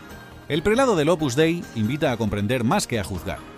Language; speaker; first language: Spanish; native; Spanish